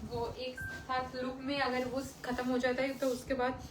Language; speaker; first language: Hindi; non-native, local second language; Bangla